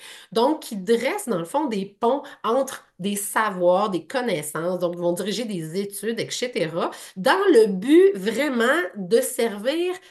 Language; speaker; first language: French; native; French